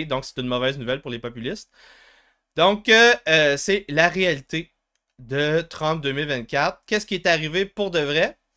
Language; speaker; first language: French; native; French